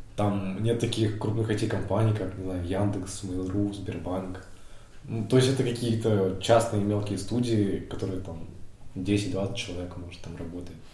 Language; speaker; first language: Russian; native; Russian